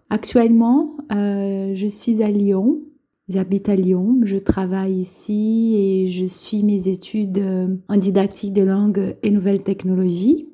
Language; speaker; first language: French; non-native, local second language; Portuguese